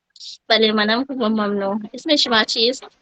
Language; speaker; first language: Persian; non-native, learner; Urdu